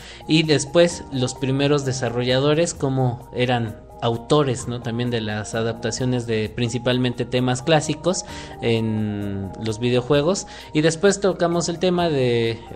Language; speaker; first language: Spanish; native; Spanish